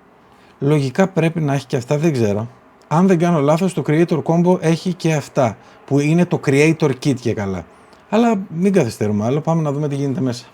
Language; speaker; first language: Greek; native; Greek